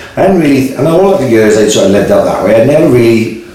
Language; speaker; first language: English; native; English